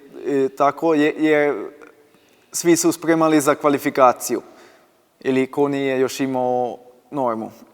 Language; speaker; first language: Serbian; non-native, local second language; Hungarian